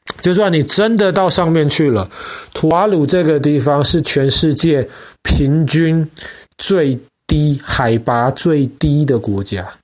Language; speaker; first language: Chinese; native; Chinese